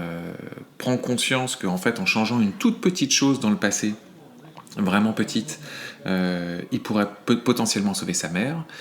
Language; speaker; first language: French; native; French